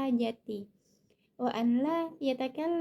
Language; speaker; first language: Arabic; non-native, learner; Indonesian